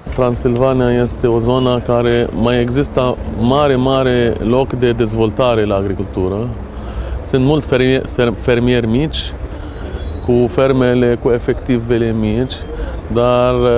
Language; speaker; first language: Romanian; non-native, fluent; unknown